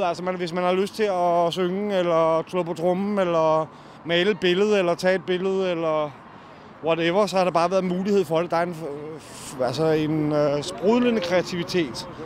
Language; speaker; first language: Danish; native; Danish